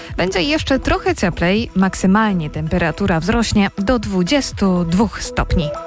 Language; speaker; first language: Polish; native; Polish